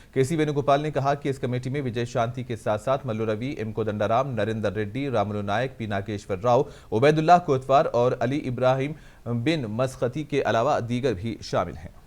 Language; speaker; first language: Hindi; non-native, local second language; Urdu